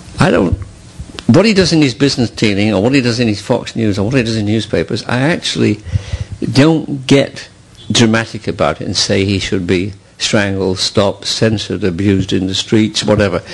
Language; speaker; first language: English; native; English